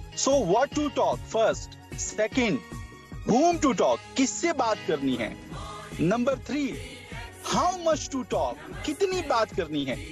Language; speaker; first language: Urdu; non-native, local second language; Pashto